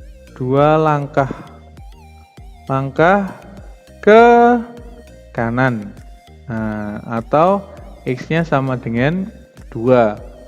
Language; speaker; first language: Indonesian; native; Indonesian